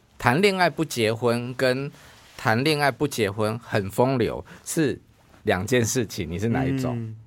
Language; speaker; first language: Chinese; native; Chinese